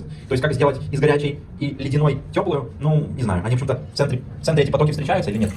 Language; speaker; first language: Russian; native; Russian